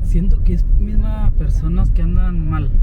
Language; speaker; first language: Spanish; native; Spanish